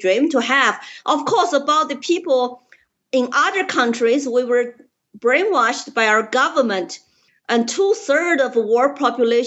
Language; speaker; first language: English; non-native, fluent; Chinese